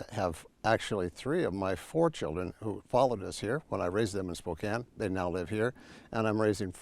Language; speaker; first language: English; native; English